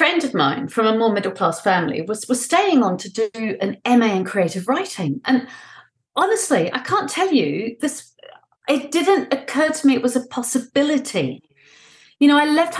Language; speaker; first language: English; native; English